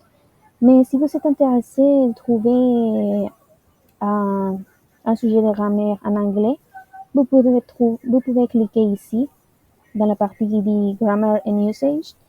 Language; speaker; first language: French; non-native, learner; Spanish